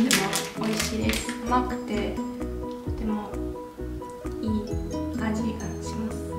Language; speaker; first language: Japanese; non-native, learner; Russian